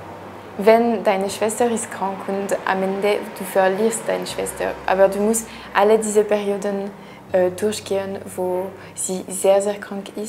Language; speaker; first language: German; non-native, local second language; French